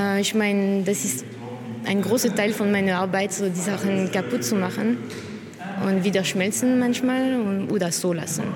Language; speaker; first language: German; non-native, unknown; French